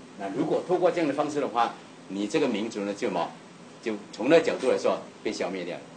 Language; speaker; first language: Chinese; native; Chinese